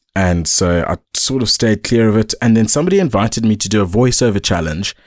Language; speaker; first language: English; native; English